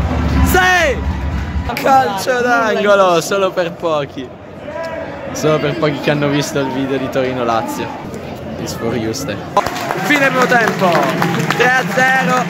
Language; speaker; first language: Italian; native; Italian